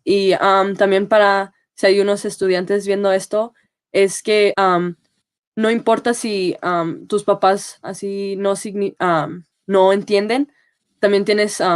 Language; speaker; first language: Spanish; early bilingual, heritage; Spanish